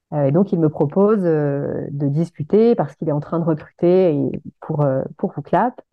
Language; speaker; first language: French; native; French